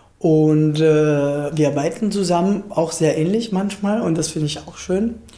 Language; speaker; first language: German; non-native, fluent; Italian